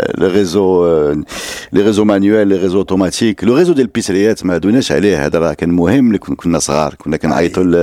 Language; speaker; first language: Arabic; native; Arabic